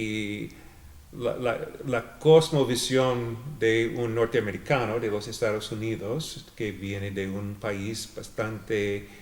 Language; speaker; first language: Spanish; non-native, fluent; English